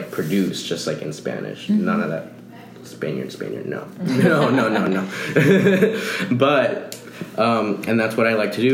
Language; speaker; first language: English; early bilingual, other home language; Spanish